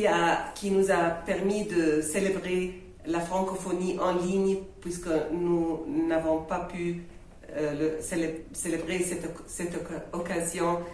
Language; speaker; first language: French; non-native, fluent; Arabic